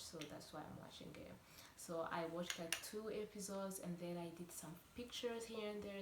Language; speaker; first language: English; non-native, local second language; Kinyarwanda